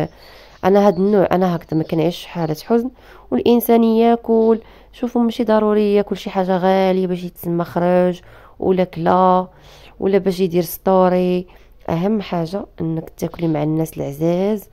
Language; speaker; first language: Arabic; native; Arabic